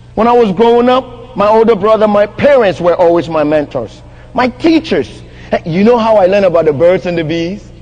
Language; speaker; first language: English; non-native, local second language; Akan